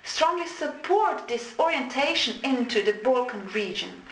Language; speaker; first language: English; non-native, fluent; Slovenian